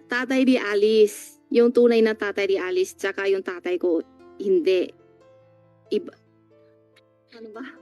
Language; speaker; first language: Filipino; non-native, learner; Chinese